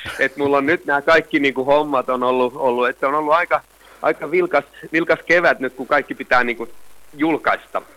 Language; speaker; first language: Finnish; non-native, local second language; Swedish